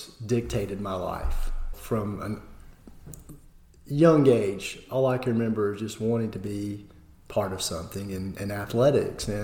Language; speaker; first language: English; native; English